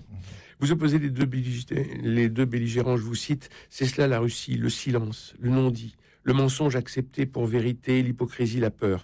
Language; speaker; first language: French; native; French